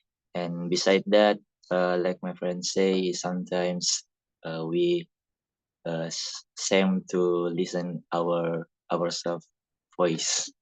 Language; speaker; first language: English; non-native, learner; Indonesian